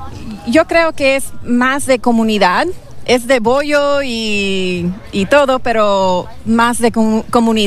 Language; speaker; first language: Spanish; non-native, learner; English